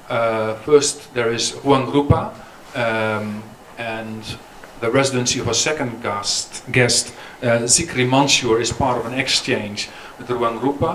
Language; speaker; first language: English; non-native, fluent; Dutch